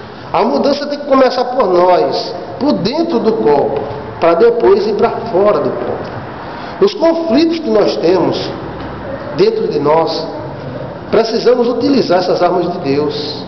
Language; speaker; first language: Portuguese; native; Portuguese